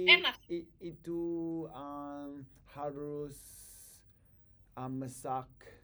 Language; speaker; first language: Indonesian; non-native, learner; English